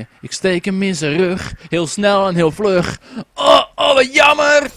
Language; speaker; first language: Dutch; native; Dutch